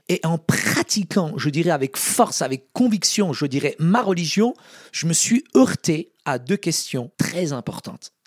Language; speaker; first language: French; early bilingual, other home language; Arabic